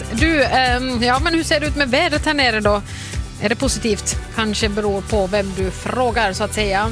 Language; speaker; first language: Swedish; native; Swedish